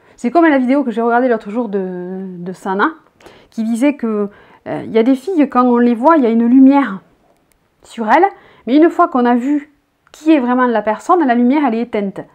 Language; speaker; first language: French; native; French